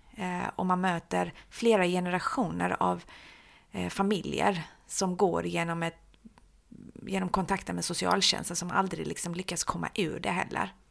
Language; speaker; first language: Swedish; early bilingual, other home language; Persian